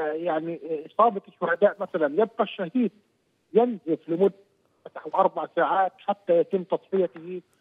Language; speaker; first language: Arabic; native; Arabic